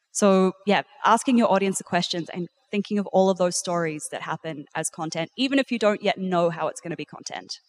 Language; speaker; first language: English; native; English